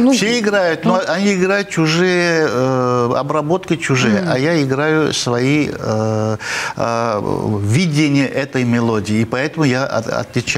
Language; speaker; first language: Russian; non-native, fluent; Armenian